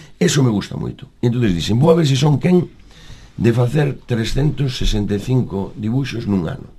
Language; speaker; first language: Galician; native; Galician